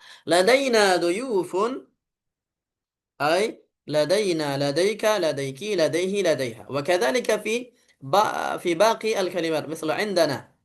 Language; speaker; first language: Arabic; non-native, fluent; Indonesian